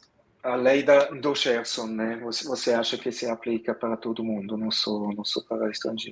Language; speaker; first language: Portuguese; non-native, fluent; Swiss German